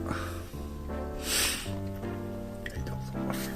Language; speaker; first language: Japanese; native; Japanese